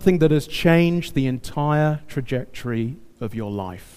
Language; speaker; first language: English; native; English